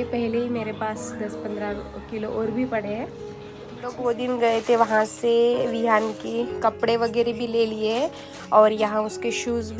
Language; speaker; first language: Hindi; native; Hindi